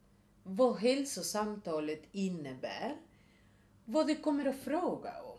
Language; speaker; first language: Swedish; non-native, fluent; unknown